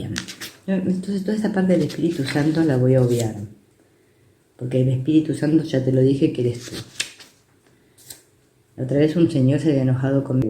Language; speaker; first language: Spanish; native; Spanish